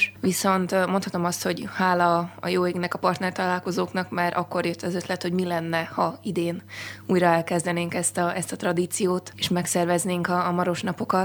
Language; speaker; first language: Hungarian; native; Hungarian